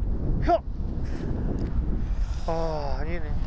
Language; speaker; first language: Korean; native; Korean